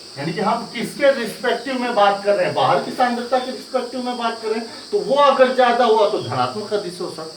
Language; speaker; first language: Hindi; native; Hindi